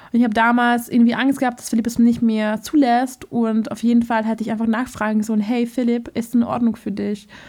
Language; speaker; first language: German; non-native, fluent; Hungarian